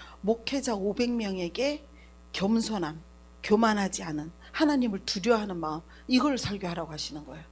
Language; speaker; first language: Korean; native; Korean